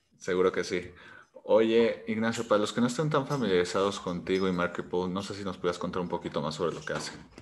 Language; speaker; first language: Spanish; native; Spanish